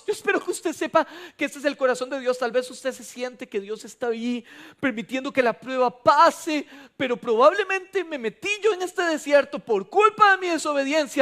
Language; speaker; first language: Spanish; native; Spanish